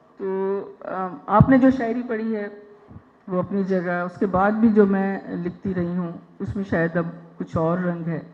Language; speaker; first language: Urdu; non-native, local second language; Sindhi